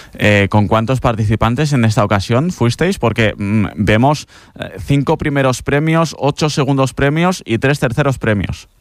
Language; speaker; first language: Spanish; non-native, local second language; Catalan